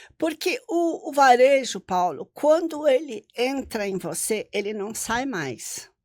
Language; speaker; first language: Portuguese; non-native, local second language; German